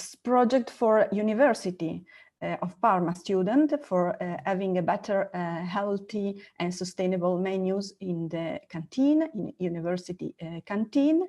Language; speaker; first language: English; non-native, learner; Italian